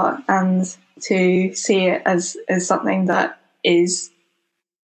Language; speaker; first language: English; native; English